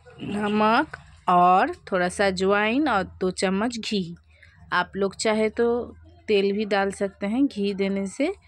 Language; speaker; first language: Hindi; non-native, local second language; Bangla